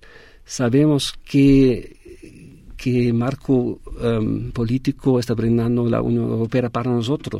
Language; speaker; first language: Spanish; non-native, fluent; German